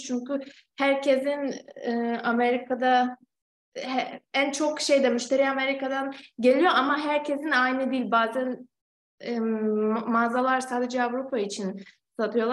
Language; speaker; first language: Turkish; non-native, fluent; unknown